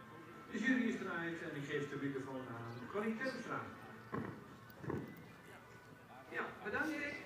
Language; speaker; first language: Dutch; native; Dutch